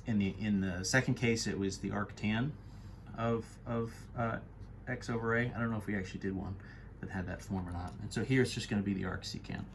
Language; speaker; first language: English; native; English